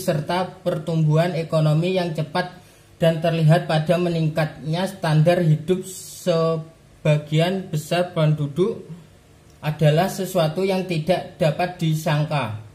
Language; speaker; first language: Indonesian; native; Indonesian